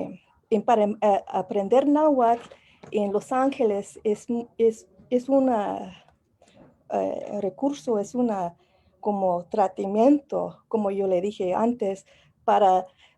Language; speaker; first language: Spanish; non-native, learner; English